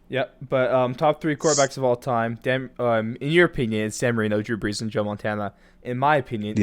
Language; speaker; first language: English; native; English